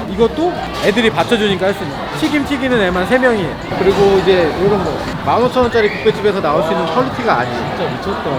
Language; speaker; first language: Korean; native; Korean